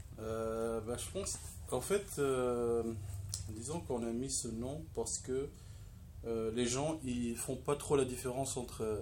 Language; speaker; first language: French; non-native, local second language; Arabic